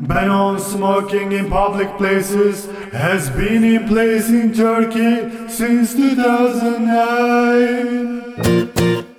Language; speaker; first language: English; non-native, fluent; Turkish